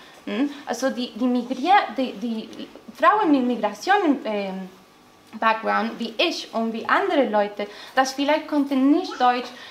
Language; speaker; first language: German; non-native, learner; Spanish